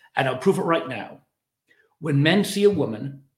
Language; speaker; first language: English; native; English